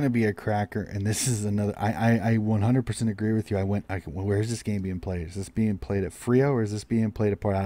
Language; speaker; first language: English; native; English